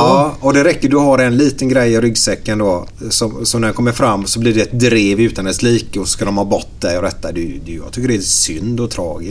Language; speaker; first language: Swedish; native; Swedish